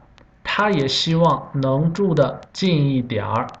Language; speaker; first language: Chinese; non-native, fluent; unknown